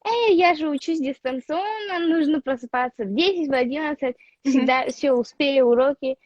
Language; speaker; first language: Russian; non-native, local second language; Yakut